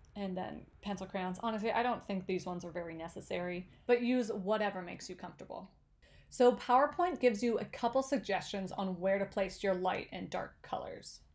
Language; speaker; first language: English; native; English